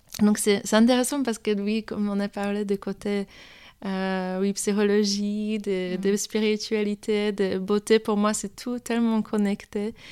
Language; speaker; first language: French; non-native, fluent; Polish